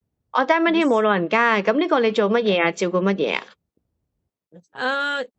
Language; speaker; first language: Cantonese; native; Cantonese